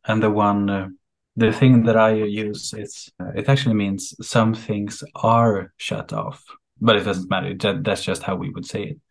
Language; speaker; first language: English; non-native, fluent; Swedish